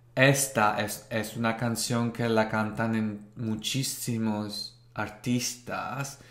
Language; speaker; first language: Spanish; non-native, learner; Italian